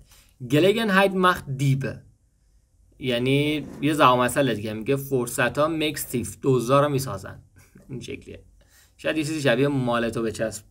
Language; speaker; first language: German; non-native, fluent; Persian